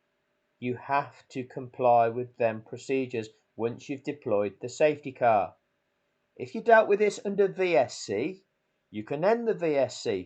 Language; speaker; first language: English; native; English